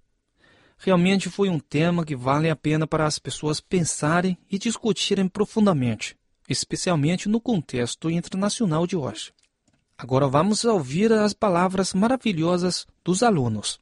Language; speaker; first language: Portuguese; non-native, fluent; Chinese